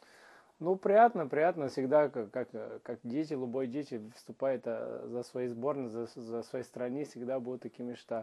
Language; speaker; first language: Russian; non-native, learner; Portuguese